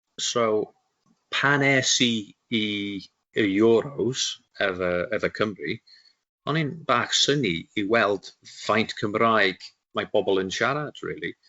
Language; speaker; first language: Welsh; non-native, local second language; English